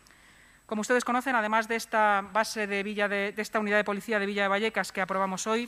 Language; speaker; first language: Spanish; native; Spanish